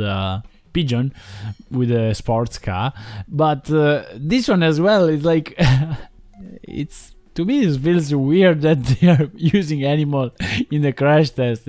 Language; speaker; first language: English; non-native, fluent; Italian